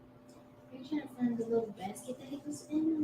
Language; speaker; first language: English; native; English